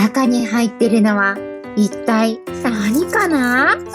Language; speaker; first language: Japanese; native; Japanese